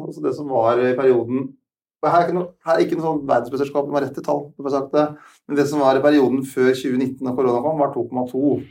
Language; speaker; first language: Norwegian; native; Norwegian